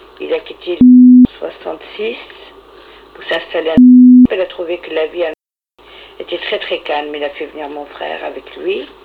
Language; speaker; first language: French; non-native, local second language; Arabic